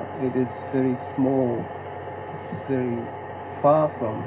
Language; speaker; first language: English; non-native, learner; Japanese